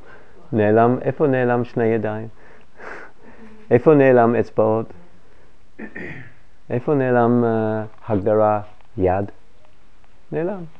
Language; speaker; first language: Hebrew; non-native, fluent; English